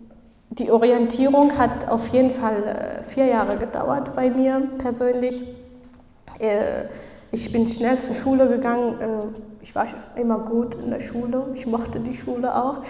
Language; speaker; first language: German; non-native, fluent; Kurdish